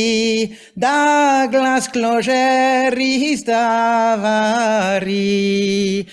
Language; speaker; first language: Welsh; non-native, fluent; French